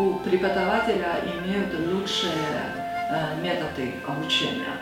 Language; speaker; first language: Russian; non-native, fluent; Chinese